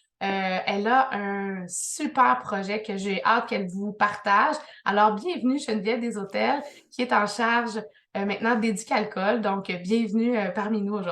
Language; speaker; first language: French; native; French